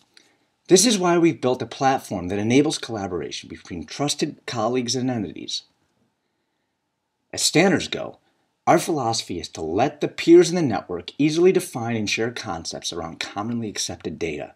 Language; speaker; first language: English; native; English